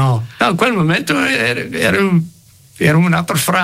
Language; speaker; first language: Italian; non-native, fluent; English